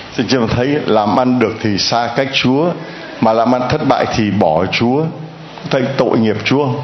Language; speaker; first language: Vietnamese; native; Vietnamese